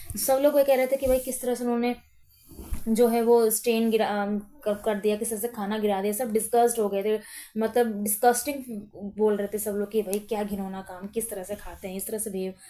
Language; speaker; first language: Hindi; native; Hindi